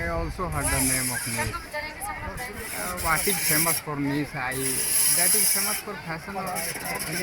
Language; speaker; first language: English; non-native, local second language; Hindi